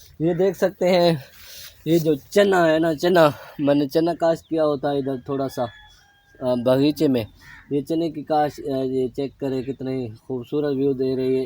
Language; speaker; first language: Urdu; non-native, local second language; Saraiki